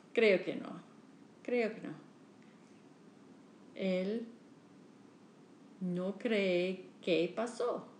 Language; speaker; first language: Spanish; non-native, learner; English